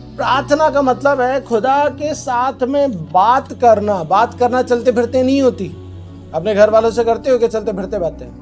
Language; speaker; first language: Hindi; non-native, local second language; Marathi